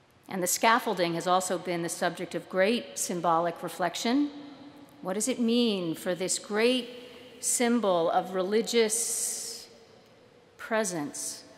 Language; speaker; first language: English; native; English